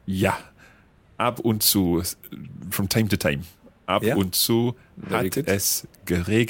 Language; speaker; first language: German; non-native, learner; English